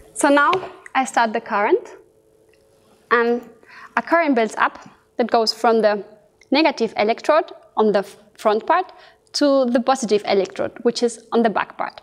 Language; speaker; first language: English; non-native, fluent; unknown